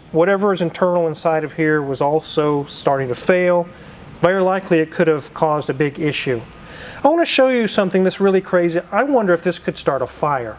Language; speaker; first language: English; native; English